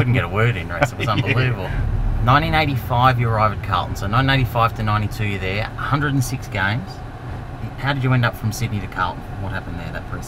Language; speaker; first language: English; native; English